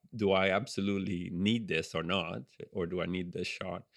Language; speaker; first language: English; non-native, fluent; Italian